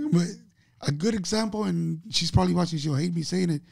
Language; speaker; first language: English; native; English